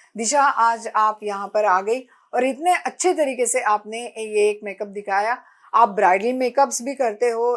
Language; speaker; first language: Hindi; non-native, local second language; Marathi